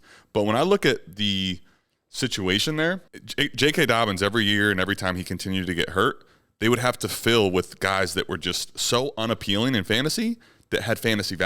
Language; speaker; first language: English; native; English